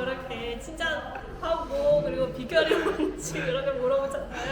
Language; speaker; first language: Korean; non-native, fluent; Vietnamese